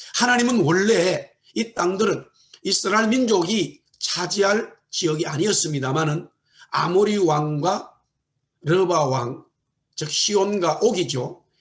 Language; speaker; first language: Korean; native; Korean